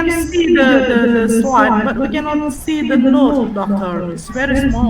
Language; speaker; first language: English; non-native, learner; Indonesian